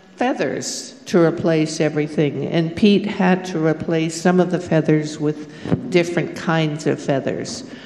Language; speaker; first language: English; native; English